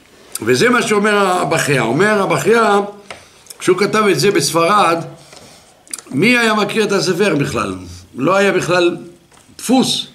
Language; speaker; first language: Hebrew; non-native, fluent; French